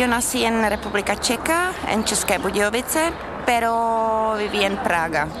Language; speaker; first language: Spanish; non-native, fluent; Czech